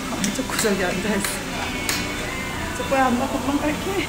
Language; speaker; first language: Korean; native; Korean